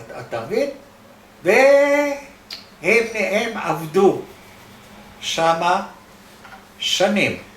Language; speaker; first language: Hebrew; non-native, fluent; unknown